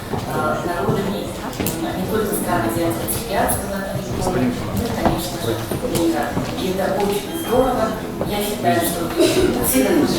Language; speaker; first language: Russian; native; Russian